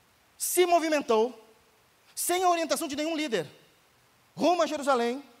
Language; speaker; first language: Portuguese; native; Portuguese